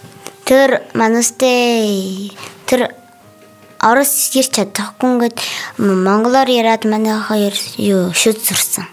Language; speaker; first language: Mongolian; non-native, learner; Buriat